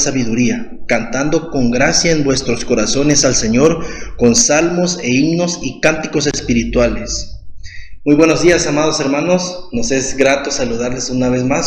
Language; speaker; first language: Spanish; native; Spanish